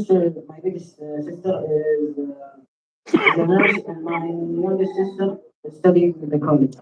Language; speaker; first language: English; non-native, learner; Arabic